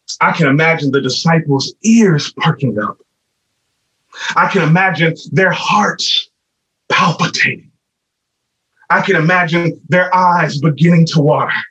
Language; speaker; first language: English; native; English